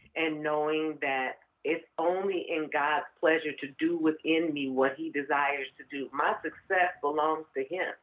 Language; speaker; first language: English; native; English